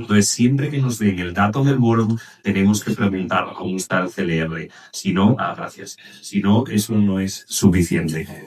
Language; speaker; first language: Spanish; native; Spanish